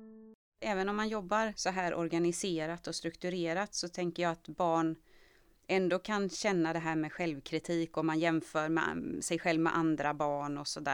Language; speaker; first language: Swedish; native; Swedish